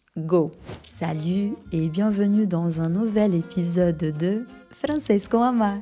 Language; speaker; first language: French; non-native, fluent; Portuguese